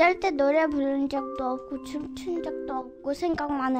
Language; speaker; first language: Korean; early bilingual, other home language; Russian